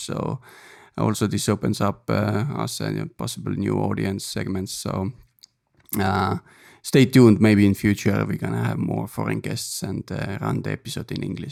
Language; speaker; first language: English; non-native, fluent; Estonian